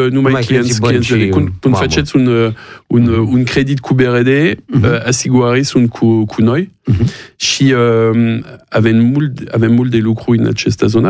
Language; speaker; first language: Romanian; non-native, learner; French